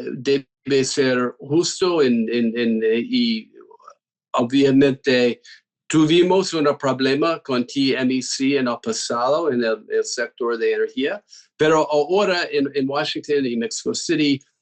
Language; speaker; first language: Spanish; non-native, fluent; English